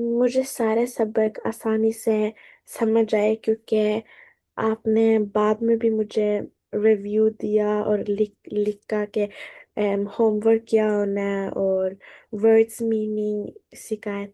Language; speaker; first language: Hindi; early bilingual, heritage; Hindi